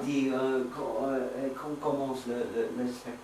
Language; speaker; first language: French; non-native, learner; English